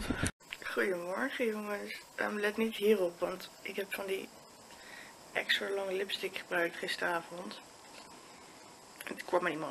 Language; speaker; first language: Dutch; native; Dutch